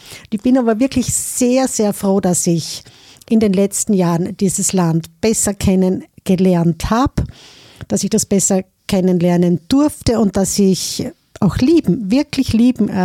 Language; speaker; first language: German; native; German